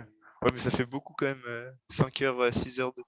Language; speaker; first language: French; native; French